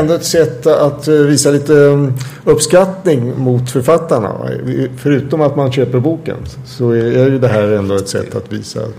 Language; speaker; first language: Swedish; native; Swedish